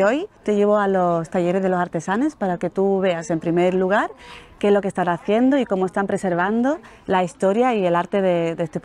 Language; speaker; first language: Spanish; native; Spanish